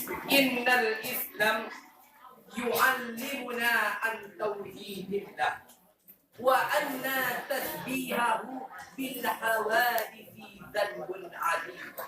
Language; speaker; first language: Arabic; non-native, learner; Indonesian